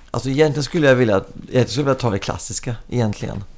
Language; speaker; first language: Swedish; early bilingual, other home language; English